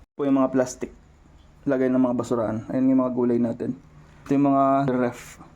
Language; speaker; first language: Filipino; native; Filipino